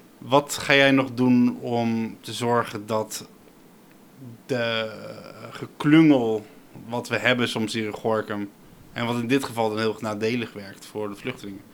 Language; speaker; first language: Dutch; native; Dutch